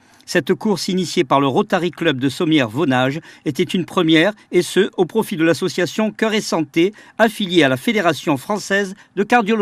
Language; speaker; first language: French; native; French